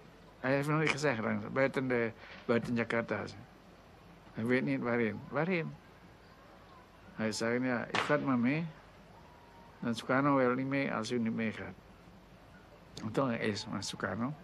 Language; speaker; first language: Dutch; non-native, local second language; Indonesian